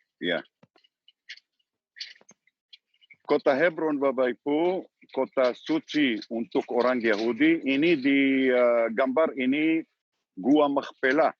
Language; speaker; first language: Indonesian; non-native, learner; Hebrew